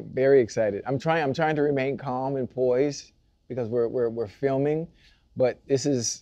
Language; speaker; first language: English; native; English